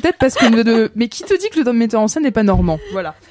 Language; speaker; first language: French; native; French